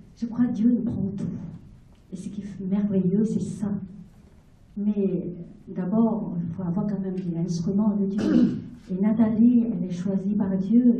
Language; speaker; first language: French; non-native, fluent; Vietnamese